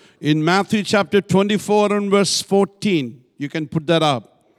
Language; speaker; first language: English; non-native, local second language; Malayalam